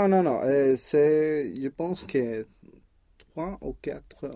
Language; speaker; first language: French; non-native, learner; Spanish